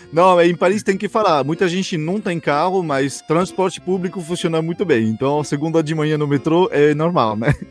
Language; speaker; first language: Portuguese; non-native, fluent; French